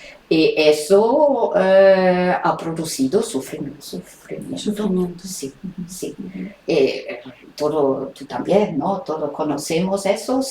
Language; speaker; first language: Spanish; non-native, fluent; German